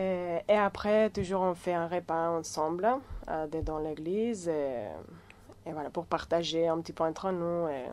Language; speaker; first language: French; non-native, fluent; Catalan